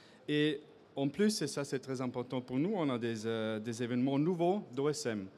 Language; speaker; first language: French; non-native, fluent; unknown